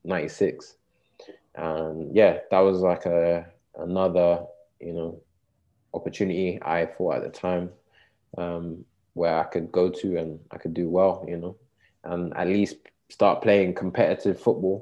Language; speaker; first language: English; native; English